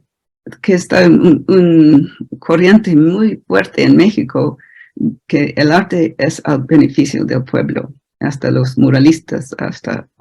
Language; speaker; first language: Spanish; non-native, fluent; English